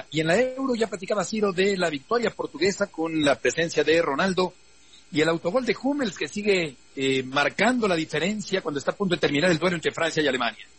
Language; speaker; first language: Spanish; native; Spanish